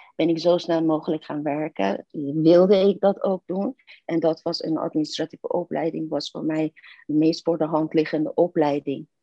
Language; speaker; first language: Dutch; non-native, fluent; Persian